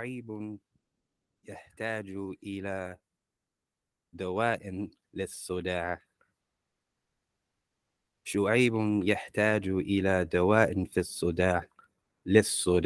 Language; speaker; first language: Arabic; non-native, learner; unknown